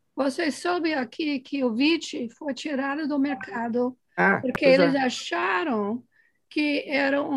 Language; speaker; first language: Portuguese; non-native, fluent; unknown